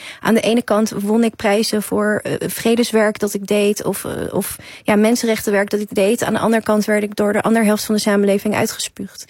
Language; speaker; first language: Dutch; early bilingual, other home language; Persian